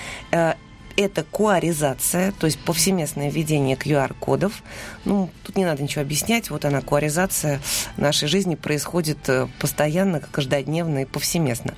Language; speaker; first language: Russian; native; Russian